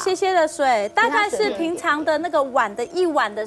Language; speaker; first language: Chinese; native; Chinese